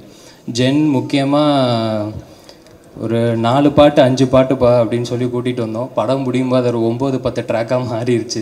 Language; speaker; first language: Tamil; native; Tamil